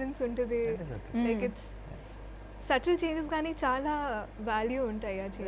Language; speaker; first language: Telugu; non-native, local second language; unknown